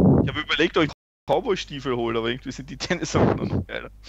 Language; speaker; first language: German; native; German